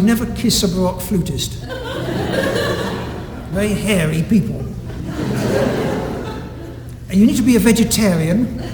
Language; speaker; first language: English; native; English